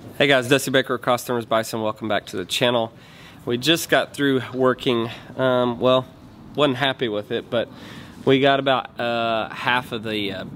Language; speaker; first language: English; native; English